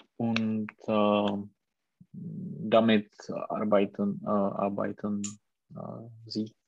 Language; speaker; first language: German; non-native, learner; Czech